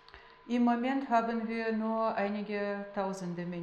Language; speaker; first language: German; non-native, fluent; Russian